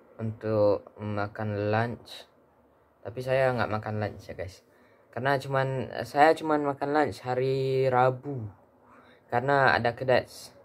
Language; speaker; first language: Indonesian; early bilingual, heritage; Indonesian